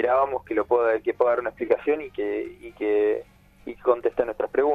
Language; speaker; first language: Spanish; native; Spanish